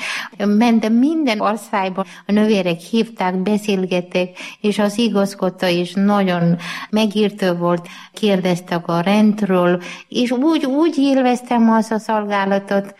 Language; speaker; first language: Hungarian; non-native, learner; Malayalam